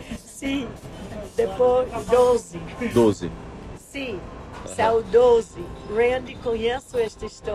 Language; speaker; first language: Portuguese; non-native, learner; English